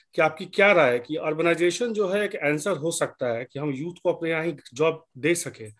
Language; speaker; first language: Hindi; native; Hindi